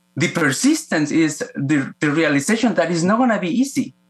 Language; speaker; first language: English; non-native, fluent; Spanish